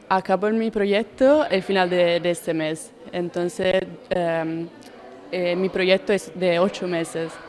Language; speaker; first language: Spanish; non-native, learner; Italian